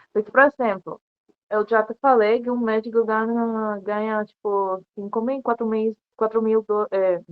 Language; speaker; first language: Portuguese; non-native, learner; Spanish